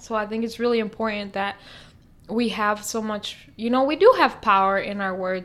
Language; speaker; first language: English; early bilingual, other home language; Spanish